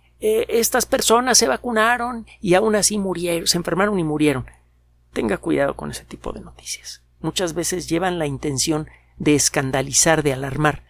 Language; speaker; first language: Spanish; native; Spanish